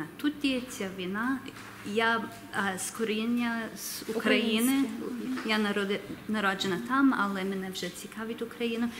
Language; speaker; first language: Ukrainian; early bilingual, heritage; English